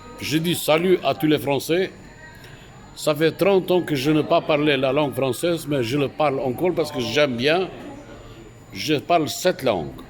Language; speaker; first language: French; non-native, fluent; Turkish